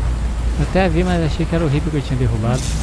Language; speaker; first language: Portuguese; native; Portuguese